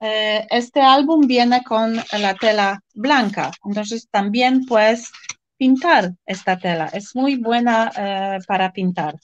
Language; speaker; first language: Spanish; non-native, fluent; Polish